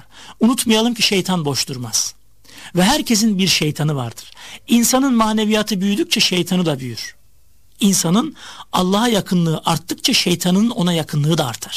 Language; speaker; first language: Turkish; native; Turkish